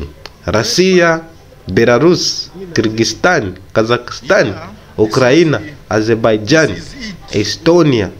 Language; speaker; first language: Russian; non-native, fluent; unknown